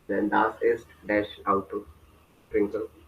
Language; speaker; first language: German; non-native, learner; Hindi